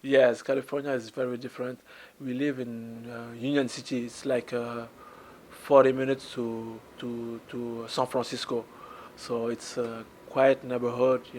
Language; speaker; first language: English; non-native, learner; French